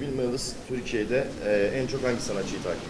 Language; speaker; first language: Turkish; native; Turkish